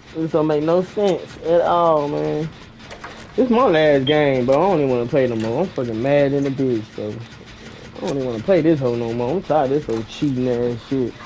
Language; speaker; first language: English; native; English